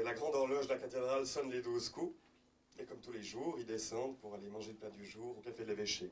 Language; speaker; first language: French; native; French